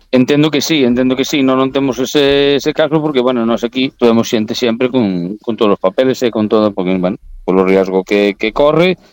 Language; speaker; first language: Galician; native; Galician